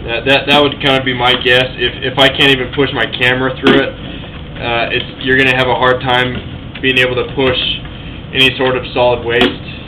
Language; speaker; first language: English; native; English